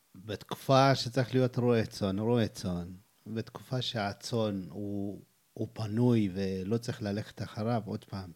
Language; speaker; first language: Hebrew; non-native, fluent; Amharic